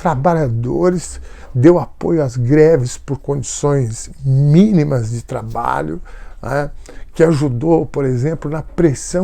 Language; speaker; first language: Portuguese; native; Portuguese